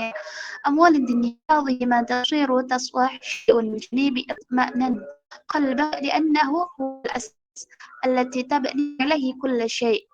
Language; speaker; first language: Arabic; native; Arabic